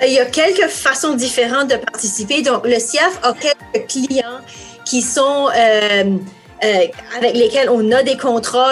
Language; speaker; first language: French; native; French